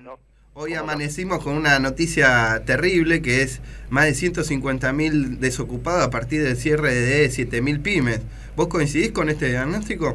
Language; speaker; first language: Spanish; native; Spanish